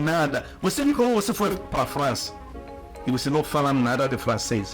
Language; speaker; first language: Portuguese; non-native, learner; Igbo